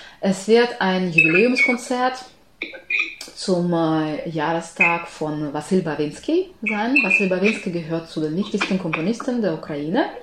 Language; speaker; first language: German; non-native, fluent; Ukrainian